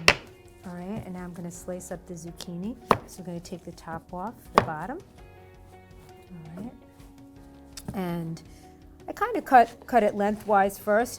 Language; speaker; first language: English; native; English